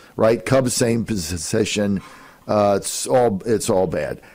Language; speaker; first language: English; native; English